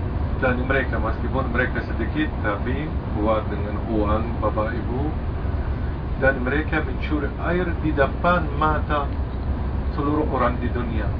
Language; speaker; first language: Indonesian; non-native, fluent; Arabic